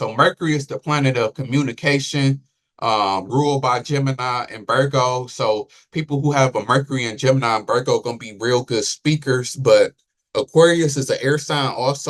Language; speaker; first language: English; native; English